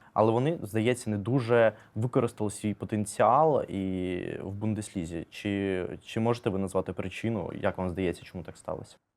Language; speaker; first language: Ukrainian; native; Ukrainian